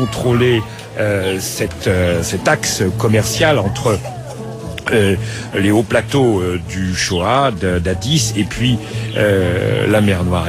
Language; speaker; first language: French; native; French